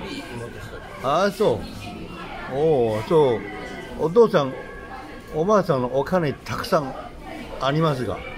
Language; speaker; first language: Japanese; non-native, learner; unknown